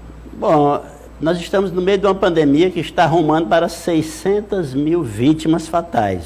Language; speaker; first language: Portuguese; native; Portuguese